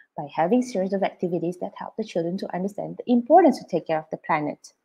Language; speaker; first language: English; non-native, fluent; Indonesian